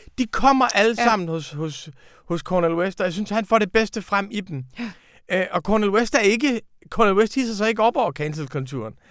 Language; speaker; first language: Danish; native; Danish